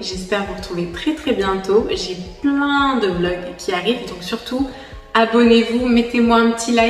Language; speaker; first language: French; native; French